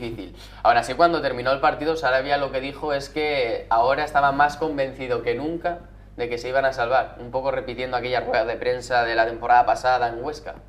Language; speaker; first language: Spanish; native; Spanish